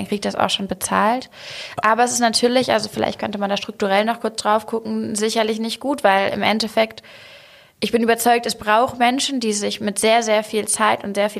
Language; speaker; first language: German; native; German